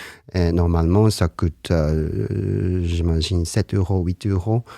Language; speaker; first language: French; non-native, learner; Japanese